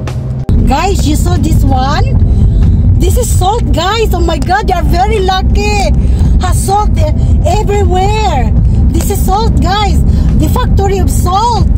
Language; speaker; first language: English; non-native, learner; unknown